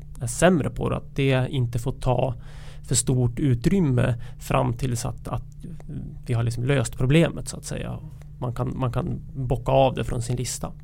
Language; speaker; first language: Swedish; native; Swedish